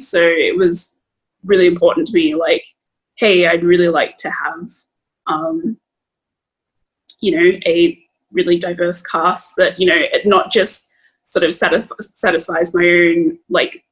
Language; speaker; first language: English; native; English